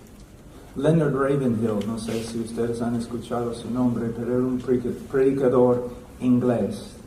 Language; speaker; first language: Spanish; non-native, fluent; English